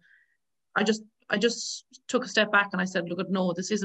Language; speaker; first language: English; native; English